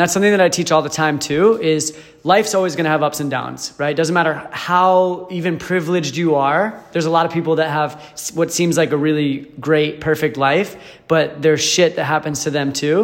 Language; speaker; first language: English; native; English